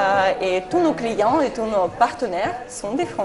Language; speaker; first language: French; non-native, fluent; Ukrainian